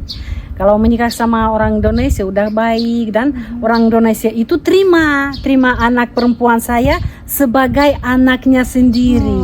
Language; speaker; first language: Indonesian; non-native, fluent; Russian